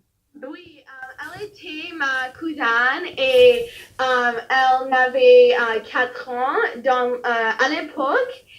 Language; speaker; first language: French; non-native, learner; English